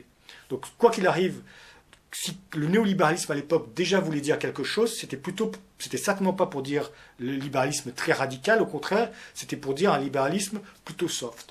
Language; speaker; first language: French; native; French